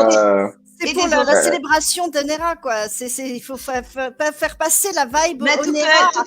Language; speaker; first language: French; native; French